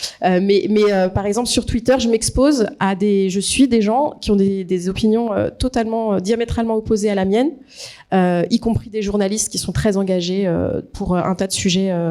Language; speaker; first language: French; native; French